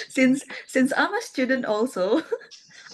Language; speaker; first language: English; non-native, fluent; Indonesian